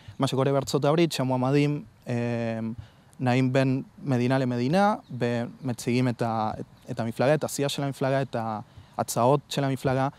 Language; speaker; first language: Hebrew; non-native, fluent; Spanish